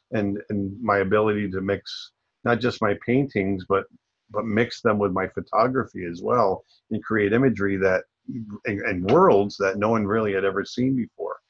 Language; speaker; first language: English; native; English